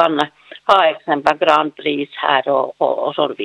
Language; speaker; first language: Swedish; non-native, learner; Finnish